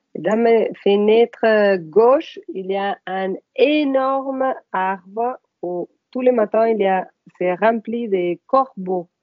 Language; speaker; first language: French; non-native, fluent; Spanish